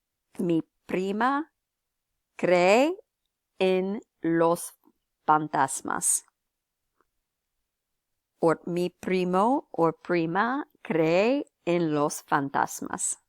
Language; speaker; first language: Spanish; non-native, fluent; English